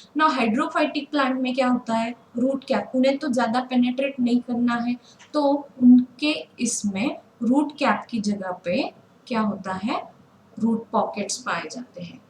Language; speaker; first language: Hindi; non-native, local second language; Marathi